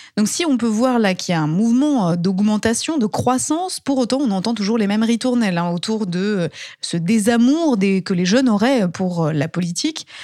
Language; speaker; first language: French; native; French